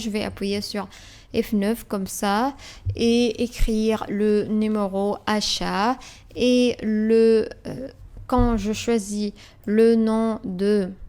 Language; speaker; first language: French; non-native, fluent; Arabic